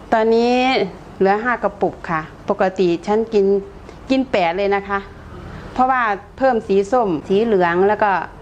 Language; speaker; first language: Thai; native; Thai